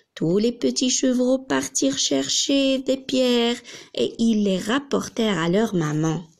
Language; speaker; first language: French; non-native, local second language; Arabic